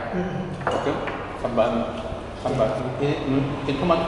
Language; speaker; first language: Indonesian; non-native, learner; Korean